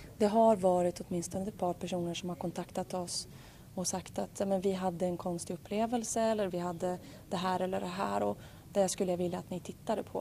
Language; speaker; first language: Swedish; native; Swedish